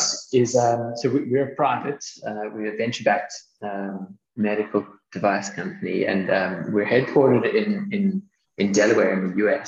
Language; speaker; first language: English; native; English